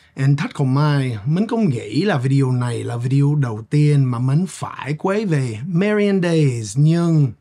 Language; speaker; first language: Vietnamese; non-native, fluent; English